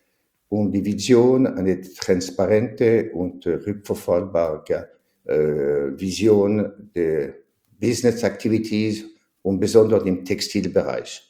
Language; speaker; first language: German; non-native, fluent; French